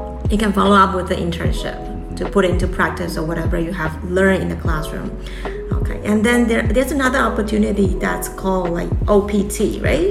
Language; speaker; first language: English; non-native, fluent; Chinese